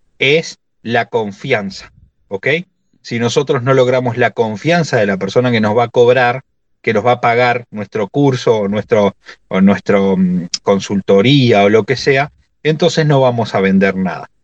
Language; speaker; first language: Spanish; native; Spanish